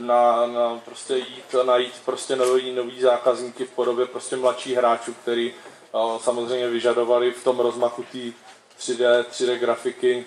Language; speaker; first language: Czech; native; Czech